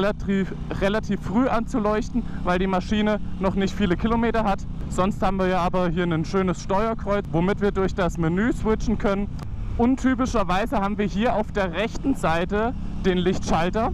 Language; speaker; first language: German; native; German